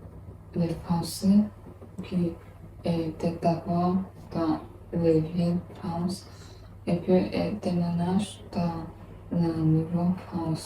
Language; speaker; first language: French; non-native, learner; English